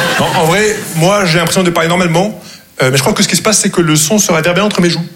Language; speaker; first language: French; non-native, local second language; Arabic